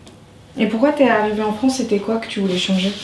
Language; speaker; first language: French; early bilingual, other home language; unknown